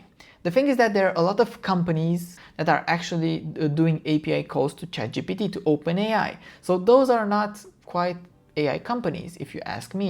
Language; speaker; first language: English; non-native, fluent; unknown